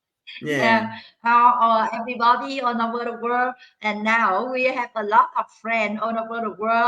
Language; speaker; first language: English; non-native, learner; Vietnamese